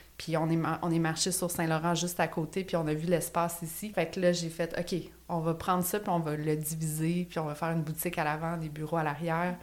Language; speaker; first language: French; native; French